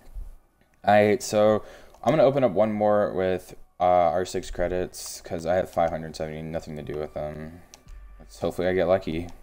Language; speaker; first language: English; native; English